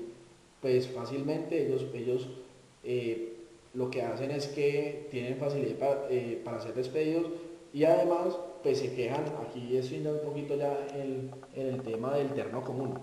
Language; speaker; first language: Spanish; native; Spanish